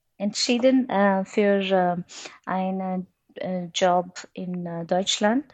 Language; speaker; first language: German; non-native, learner; Odia